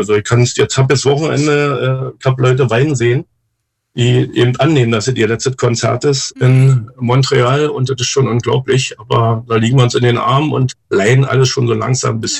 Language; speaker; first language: German; native; German